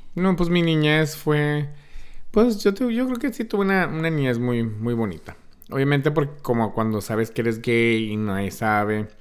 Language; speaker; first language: Spanish; early bilingual, heritage; Spanish